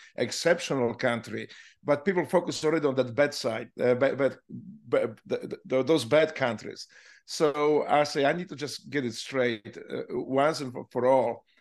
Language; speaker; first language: English; non-native, fluent; Polish